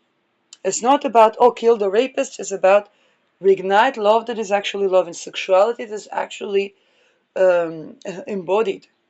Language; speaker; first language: English; non-native, fluent; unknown